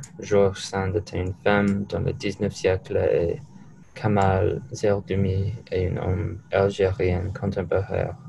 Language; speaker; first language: French; non-native, learner; English